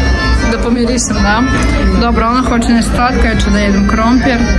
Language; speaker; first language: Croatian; non-native, fluent; Russian